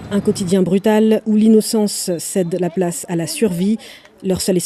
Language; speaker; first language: French; native; French